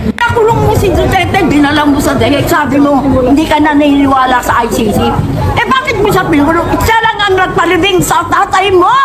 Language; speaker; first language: Filipino; non-native, local second language; Iloko